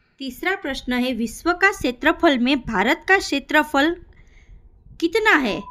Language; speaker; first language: Hindi; non-native, local second language; Gujarati